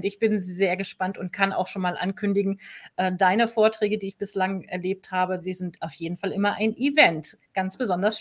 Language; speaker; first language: German; native; German